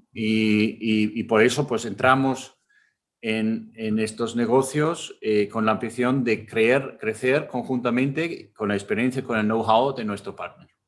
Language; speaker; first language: Spanish; non-native, fluent; German